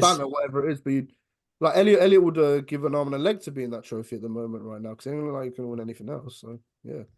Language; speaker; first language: English; native; English